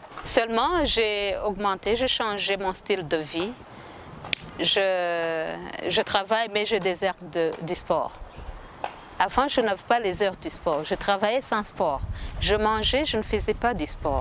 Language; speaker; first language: French; non-native, local second language; Kinyarwanda